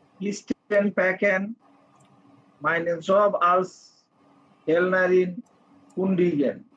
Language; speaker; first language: German; non-native, learner; Bangla